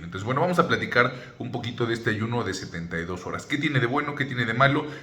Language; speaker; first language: Spanish; native; Spanish